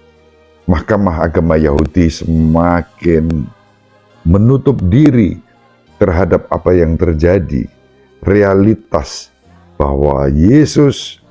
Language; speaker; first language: Indonesian; native; Indonesian